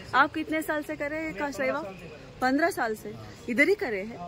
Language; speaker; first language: Hindi; non-native, local second language; Telugu